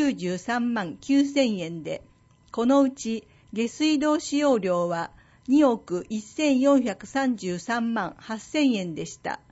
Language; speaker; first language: Japanese; native; Japanese